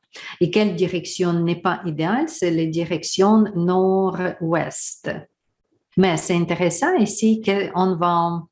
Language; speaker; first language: French; non-native, learner; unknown